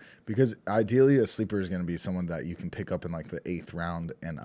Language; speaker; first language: English; native; English